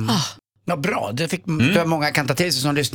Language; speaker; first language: Swedish; native; Swedish